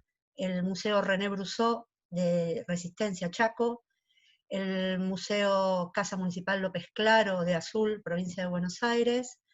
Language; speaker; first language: Spanish; native; Spanish